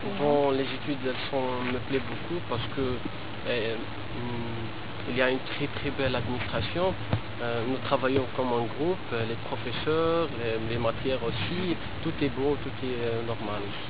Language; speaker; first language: French; non-native, local second language; Arabic